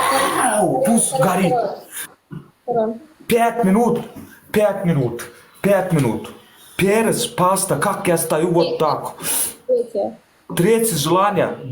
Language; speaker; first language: Russian; non-native, learner; Turkmen